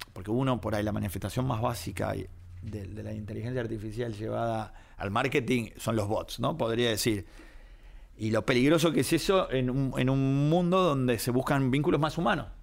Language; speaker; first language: Spanish; native; Spanish